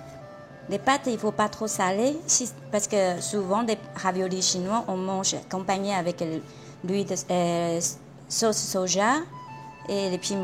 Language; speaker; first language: French; non-native, fluent; Chinese